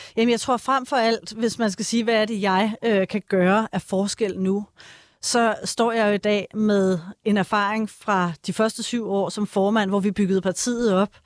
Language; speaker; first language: Danish; native; Danish